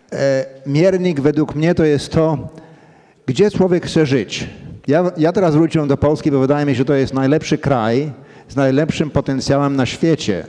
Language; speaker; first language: Polish; early bilingual, heritage; Polish